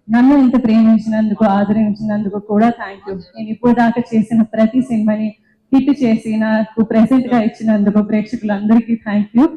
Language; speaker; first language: Telugu; non-native, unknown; Marathi